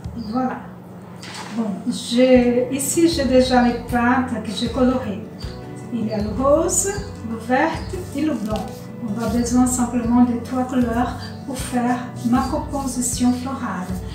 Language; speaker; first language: French; non-native, fluent; Portuguese